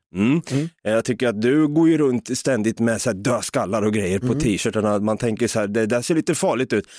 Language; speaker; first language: Swedish; native; Swedish